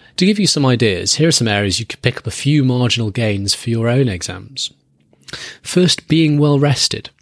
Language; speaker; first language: English; native; English